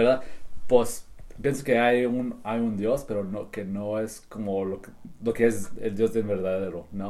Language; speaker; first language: Spanish; early bilingual, heritage; Spanish